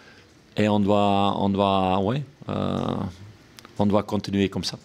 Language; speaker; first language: French; non-native, local second language; Dutch